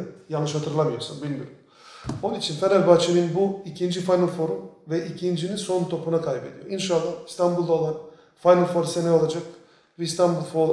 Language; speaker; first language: Turkish; non-native, fluent; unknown